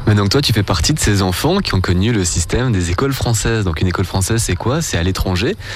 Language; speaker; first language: French; native; French